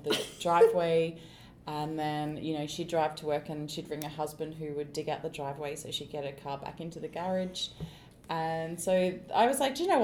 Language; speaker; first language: English; native; English